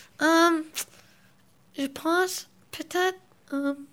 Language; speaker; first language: French; early bilingual, other home language; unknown